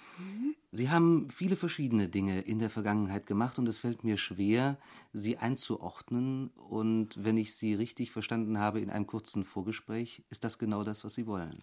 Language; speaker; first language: German; native; German